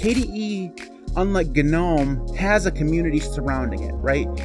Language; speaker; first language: English; native; English